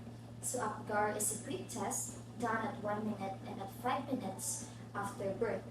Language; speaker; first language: English; non-native, local second language; Filipino